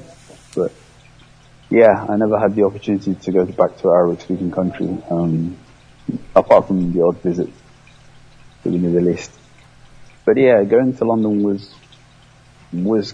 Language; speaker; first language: English; early bilingual, other home language; Somali